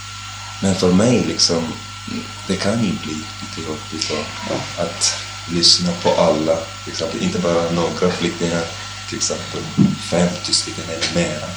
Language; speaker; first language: Swedish; non-native, fluent; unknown